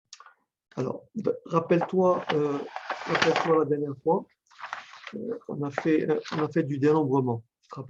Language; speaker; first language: French; native; French